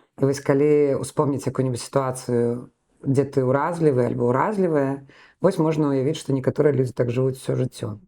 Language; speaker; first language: Belarusian; non-native, local second language; Russian